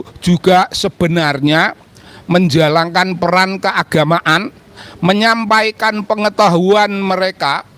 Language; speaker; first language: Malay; non-native, local second language; Javanese